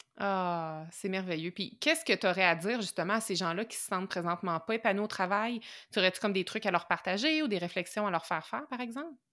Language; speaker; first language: French; native; French